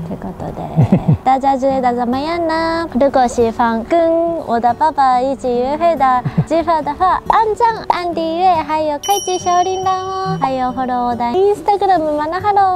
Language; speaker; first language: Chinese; non-native, fluent; Japanese